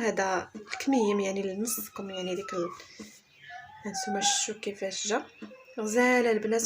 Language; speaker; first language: Arabic; native; Arabic